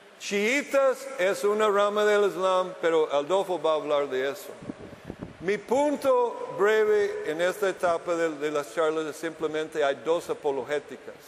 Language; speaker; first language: Spanish; non-native, fluent; English